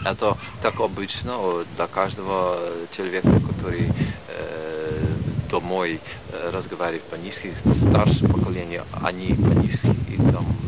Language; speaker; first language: Russian; non-native, fluent; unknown